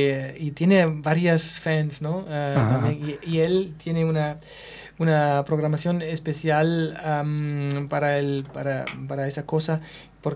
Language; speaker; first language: Spanish; non-native, fluent; German